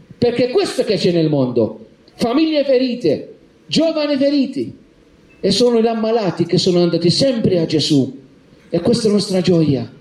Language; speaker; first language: Italian; non-native, fluent; Maltese